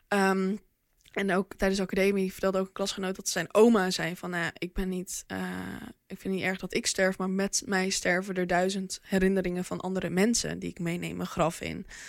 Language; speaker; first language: Dutch; early bilingual, other home language; Bosnian